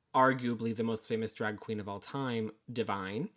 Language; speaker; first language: English; native; English